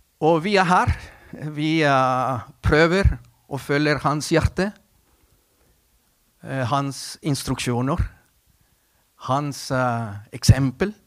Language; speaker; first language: Norwegian; non-native, fluent; Spanish